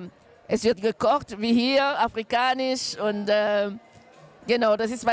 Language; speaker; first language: German; non-native, fluent; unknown